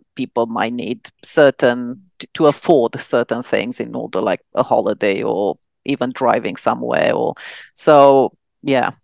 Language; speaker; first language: English; non-native, fluent; Romanian